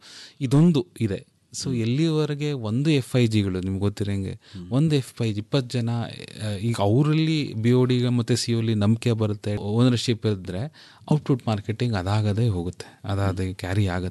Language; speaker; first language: Kannada; native; Kannada